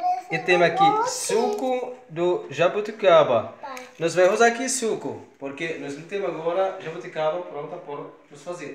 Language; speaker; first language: Portuguese; non-native, learner; Arabic